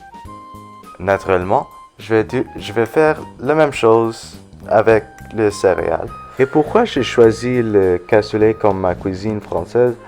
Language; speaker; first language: French; non-native, learner; English